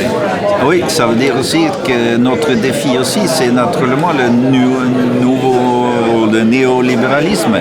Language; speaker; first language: French; non-native, learner; Norwegian